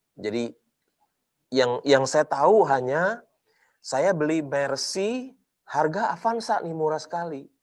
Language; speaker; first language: Indonesian; native; Indonesian